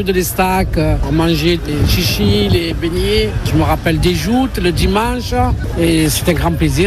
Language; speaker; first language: French; native; French